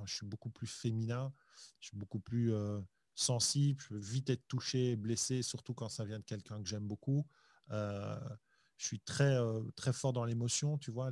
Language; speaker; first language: French; native; French